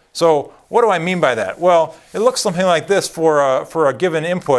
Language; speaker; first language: English; native; English